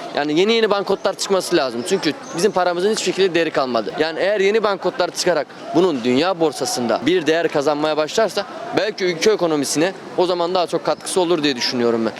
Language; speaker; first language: Turkish; native; Turkish